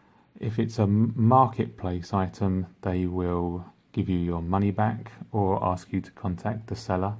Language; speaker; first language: English; native; English